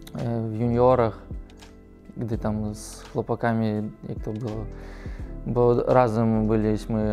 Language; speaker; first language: Polish; non-native, learner; Russian